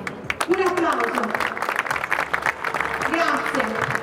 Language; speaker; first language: Italian; native; Italian